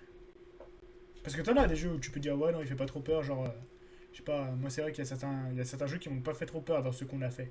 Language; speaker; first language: French; native; French